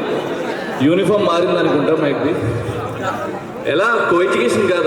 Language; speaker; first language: Telugu; native; Telugu